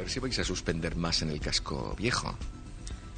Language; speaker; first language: Spanish; native; Spanish